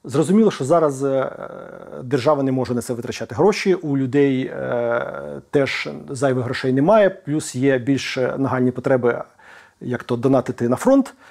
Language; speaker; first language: Ukrainian; native; Ukrainian